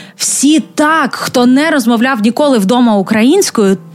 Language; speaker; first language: Ukrainian; non-native, local second language; Russian